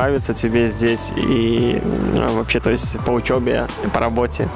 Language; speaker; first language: Russian; native; Russian